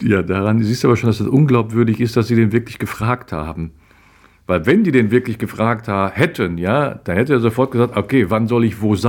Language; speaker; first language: German; native; German